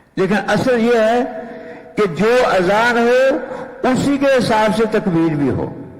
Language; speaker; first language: Urdu; non-native, local second language; Punjabi